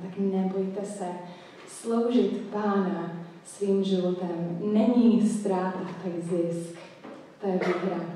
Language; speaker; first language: Czech; non-native, fluent; English